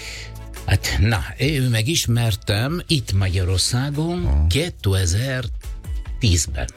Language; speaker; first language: Hungarian; non-native, learner; Italian